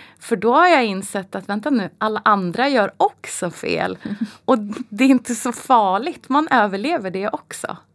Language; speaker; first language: Swedish; native; Swedish